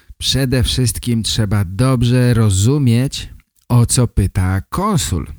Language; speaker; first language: Polish; native; Polish